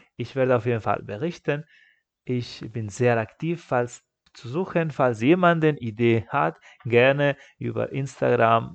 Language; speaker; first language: German; non-native, fluent; Spanish